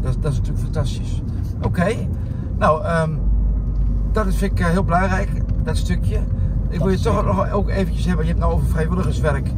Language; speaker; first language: Dutch; native; Dutch